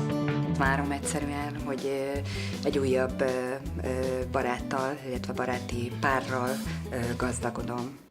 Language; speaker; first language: Hungarian; early bilingual, heritage; Hungarian